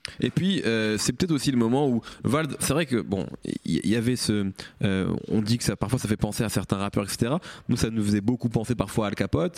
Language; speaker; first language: French; native; French